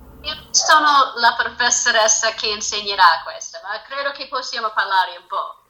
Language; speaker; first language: Italian; non-native, fluent; English